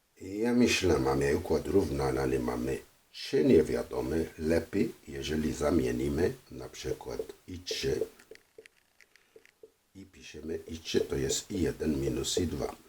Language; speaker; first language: Polish; non-native, fluent; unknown